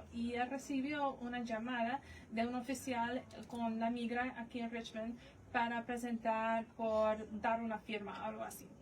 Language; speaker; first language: Spanish; non-native, fluent; English